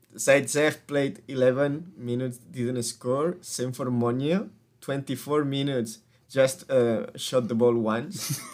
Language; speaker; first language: English; non-native, fluent; Spanish